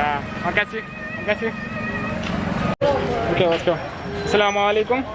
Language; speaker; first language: Indonesian; non-native, learner; Kazakh